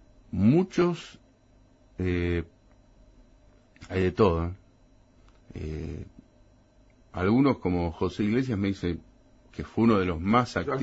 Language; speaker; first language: Spanish; native; Spanish